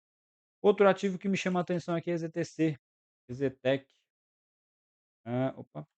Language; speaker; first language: Portuguese; native; Portuguese